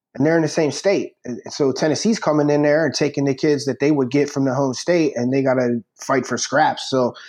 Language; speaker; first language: English; native; English